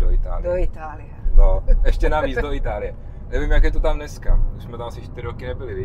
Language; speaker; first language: Czech; native; Czech